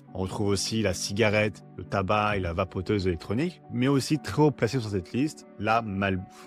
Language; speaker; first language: French; native; French